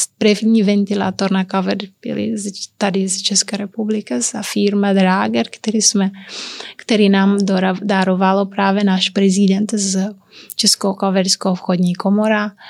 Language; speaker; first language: Czech; non-native, learner; Kabuverdianu